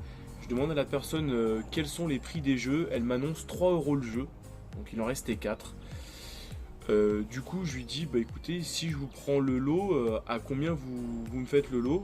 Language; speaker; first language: French; native; French